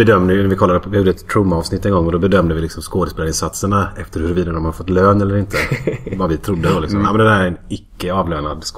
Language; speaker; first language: Swedish; native; Swedish